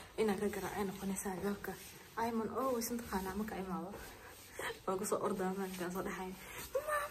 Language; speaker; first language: Somali; early bilingual, heritage; Somali